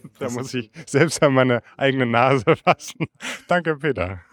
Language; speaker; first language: German; native; German